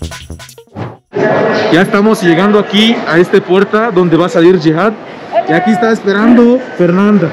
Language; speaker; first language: Spanish; non-native, fluent; Arabic